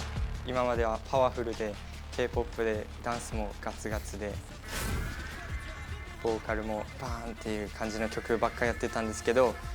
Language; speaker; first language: Japanese; native; Japanese